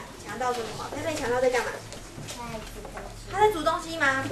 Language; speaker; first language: Chinese; native; Chinese